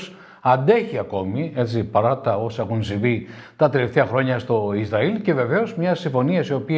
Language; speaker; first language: Greek; native; Greek